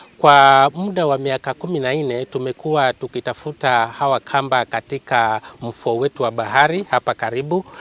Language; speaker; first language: Swahili; native; Swahili